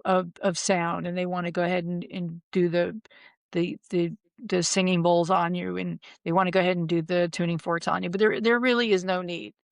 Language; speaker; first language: English; native; English